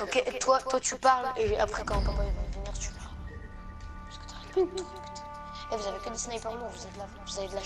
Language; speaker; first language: French; native; French